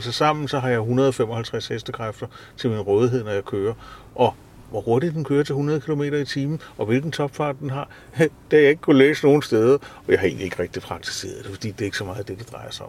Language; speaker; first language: Danish; native; Danish